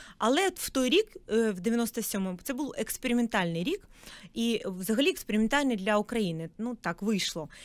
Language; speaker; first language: Ukrainian; non-native, local second language; Russian